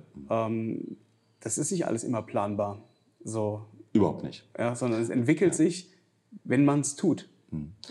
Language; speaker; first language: German; native; German